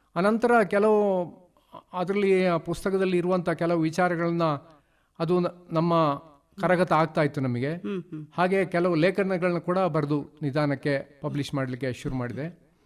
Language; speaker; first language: Kannada; non-native, local second language; Tulu